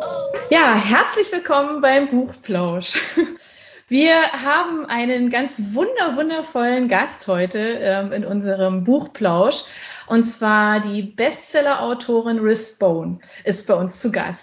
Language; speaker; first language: German; native; German